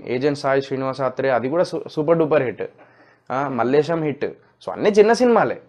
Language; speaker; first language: Telugu; native; Telugu